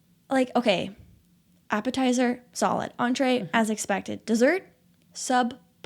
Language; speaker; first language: English; native; English